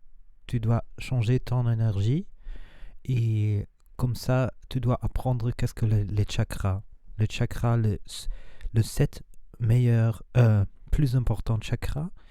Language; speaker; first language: French; non-native, learner; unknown